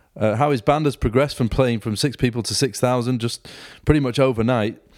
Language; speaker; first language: English; native; English